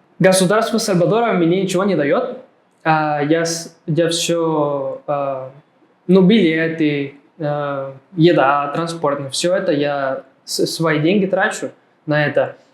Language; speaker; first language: Russian; non-native, fluent; Spanish